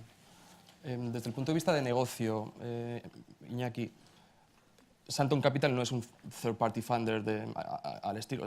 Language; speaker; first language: Spanish; native; Spanish